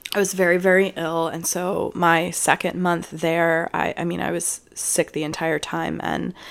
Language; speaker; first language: English; native; English